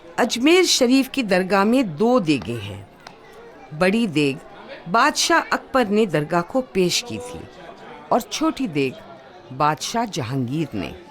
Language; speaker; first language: Urdu; native; Urdu